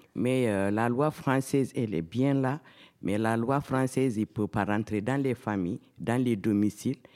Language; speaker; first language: French; non-native, local second language; Fula